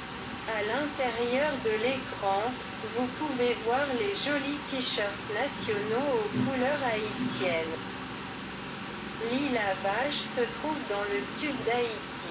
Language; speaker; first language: French; non-native, local second language; Haitian Creole